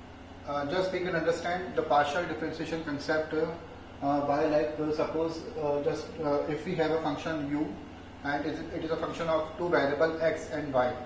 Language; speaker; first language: English; non-native, local second language; Hindi